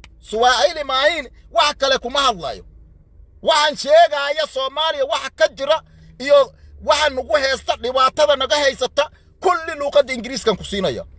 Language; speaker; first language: Somali; non-native, local second language; Swahili